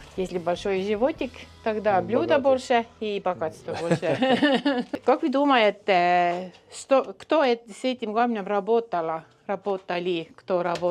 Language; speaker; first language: Russian; non-native, local second language; Estonian